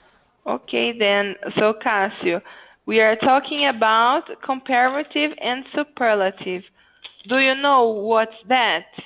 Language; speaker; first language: English; non-native, fluent; Portuguese